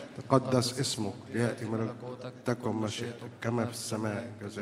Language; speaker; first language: Arabic; native; Arabic